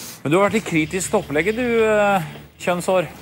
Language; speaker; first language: Norwegian; native; Norwegian